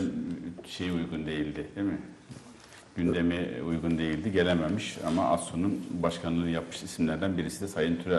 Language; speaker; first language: Turkish; native; Turkish